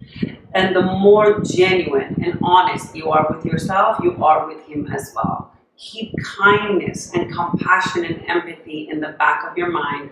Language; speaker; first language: English; non-native, fluent; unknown